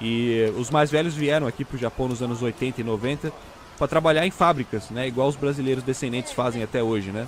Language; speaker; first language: Portuguese; native; Portuguese